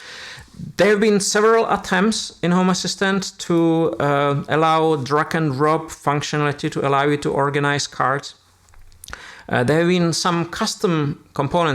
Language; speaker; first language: English; non-native, fluent; Czech